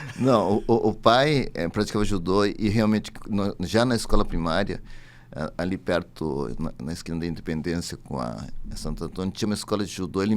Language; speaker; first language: Portuguese; early bilingual, other home language; Japanese